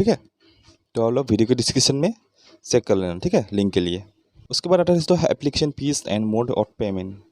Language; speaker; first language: Hindi; non-native, local second language; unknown